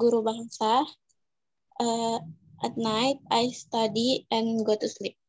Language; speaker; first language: English; non-native, local second language; Indonesian